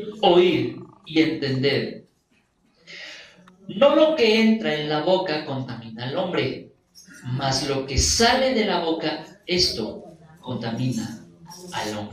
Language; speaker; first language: Spanish; native; Spanish